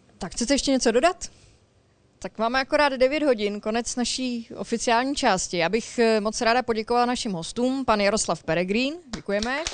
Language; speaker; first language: Czech; native; Czech